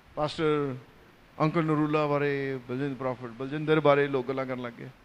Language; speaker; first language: Hindi; non-native, local second language; Punjabi